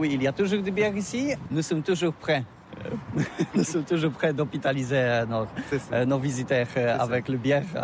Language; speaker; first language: French; non-native, learner; Polish